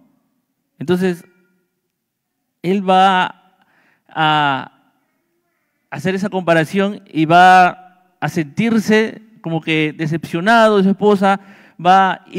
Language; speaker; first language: Spanish; native; Spanish